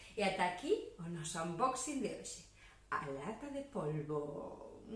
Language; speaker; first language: Spanish; non-native, local second language; Galician